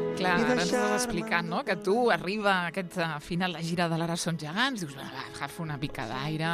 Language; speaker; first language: Catalan; native; Catalan